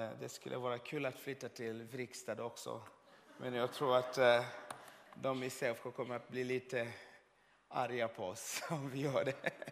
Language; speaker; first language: Swedish; non-native, fluent; Swahili